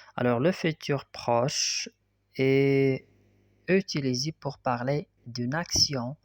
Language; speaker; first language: French; non-native, local second language; Arabic